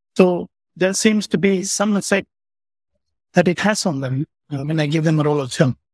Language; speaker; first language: English; non-native, local second language; Tamil